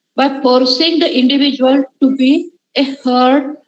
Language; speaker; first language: English; non-native, local second language; Marathi